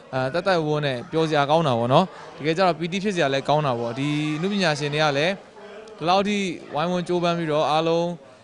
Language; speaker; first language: Burmese; native; Burmese